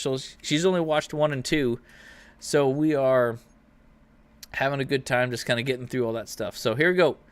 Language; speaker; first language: English; native; English